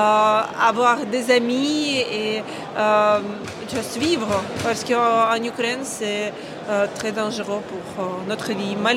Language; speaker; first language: French; non-native, learner; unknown